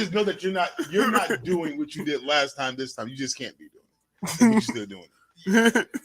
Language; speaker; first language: English; native; English